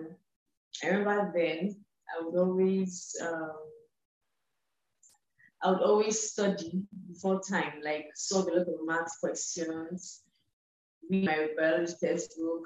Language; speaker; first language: English; non-native, local second language; Igbo